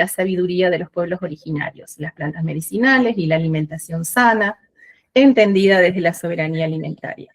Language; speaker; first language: Spanish; native; Spanish